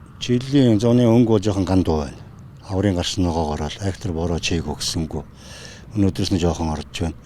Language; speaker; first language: Mongolian; native; Mongolian